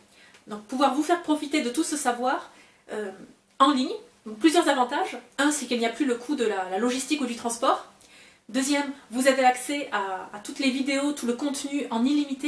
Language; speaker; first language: French; native; French